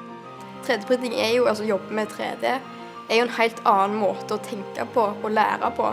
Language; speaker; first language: Norwegian; native; Norwegian